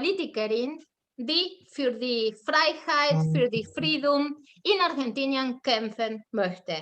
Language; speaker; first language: German; non-native, fluent; Spanish